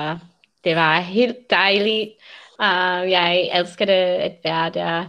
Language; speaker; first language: Danish; non-native, learner; English